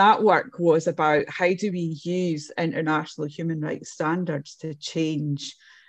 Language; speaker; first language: English; native; English